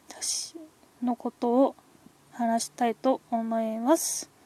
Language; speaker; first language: Japanese; non-native, learner; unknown